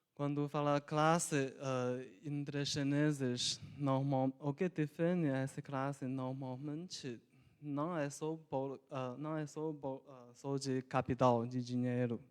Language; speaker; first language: Portuguese; non-native, local second language; Chinese